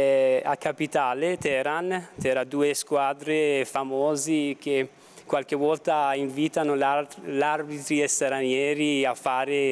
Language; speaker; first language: Italian; non-native, fluent; Persian